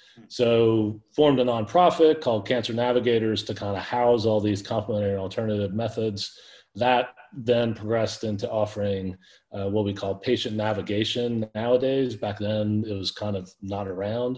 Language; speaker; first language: English; native; English